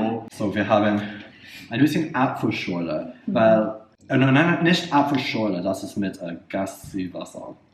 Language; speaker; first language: German; non-native, learner; English